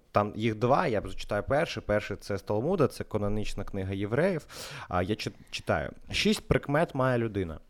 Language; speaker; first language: Ukrainian; non-native, local second language; Russian